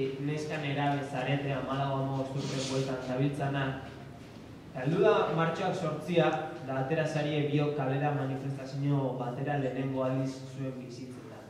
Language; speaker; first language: Basque; native; Basque